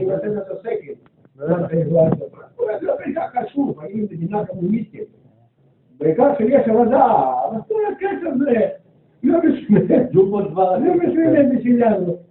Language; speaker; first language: Hebrew; non-native, learner; Russian